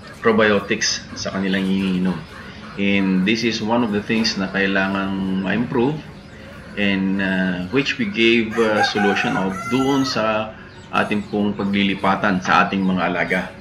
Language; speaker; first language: Filipino; non-native, local second language; Iloko